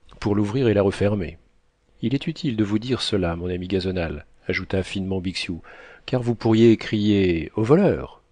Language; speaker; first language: French; native; French